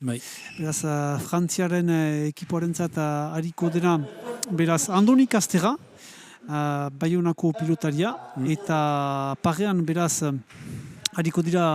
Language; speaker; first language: Basque; native; Basque